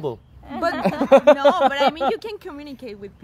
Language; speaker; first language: English; non-native, fluent; Spanish